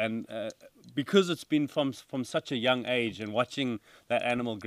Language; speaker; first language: English; native; English